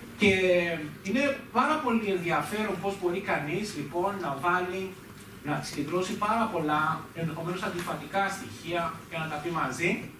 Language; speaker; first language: Greek; native; Greek